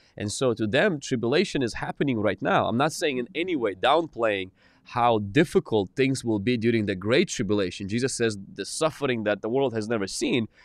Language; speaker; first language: English; non-native, fluent; Ukrainian